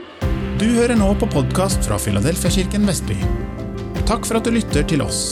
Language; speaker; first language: Norwegian; native; Norwegian